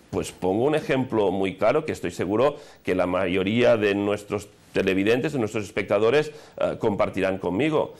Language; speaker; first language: Spanish; non-native, local second language; Catalan